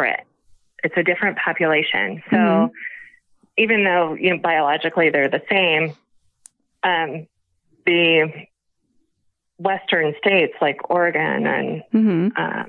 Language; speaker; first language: English; native; English